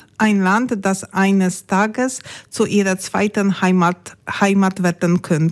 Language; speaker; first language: German; non-native, learner; Polish